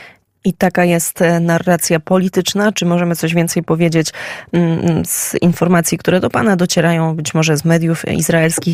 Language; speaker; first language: Polish; native; Polish